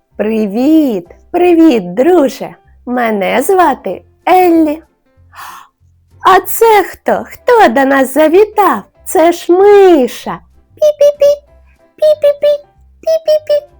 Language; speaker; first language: Ukrainian; native; Ukrainian